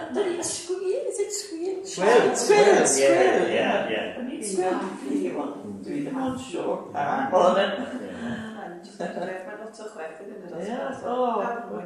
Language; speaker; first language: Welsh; non-native, learner; English